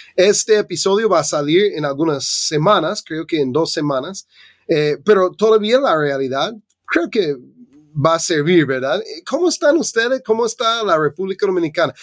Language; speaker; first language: Spanish; non-native, fluent; English